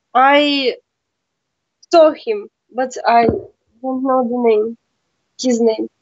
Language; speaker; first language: English; non-native, learner; Russian